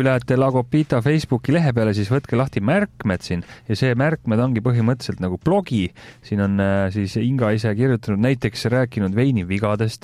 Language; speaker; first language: Estonian; native; Estonian